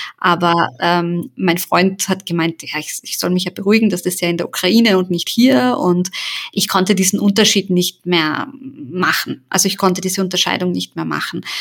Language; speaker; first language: German; early bilingual, other home language; Bosnian